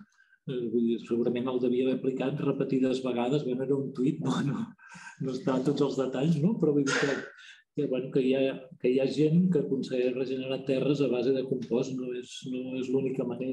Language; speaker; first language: Catalan; native; Catalan